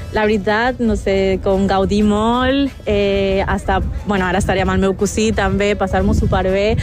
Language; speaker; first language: Catalan; early bilingual, other home language; Spanish